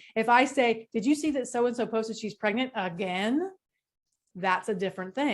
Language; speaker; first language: English; native; English